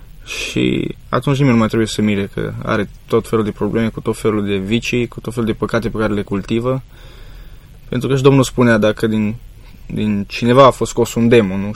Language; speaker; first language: Romanian; native; Romanian